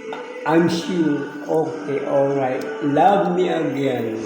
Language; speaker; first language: English; non-native, learner; Filipino